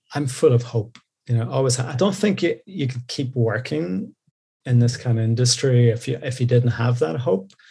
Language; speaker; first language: English; native; English